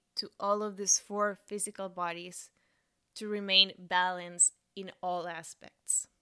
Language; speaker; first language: English; non-native, fluent; Spanish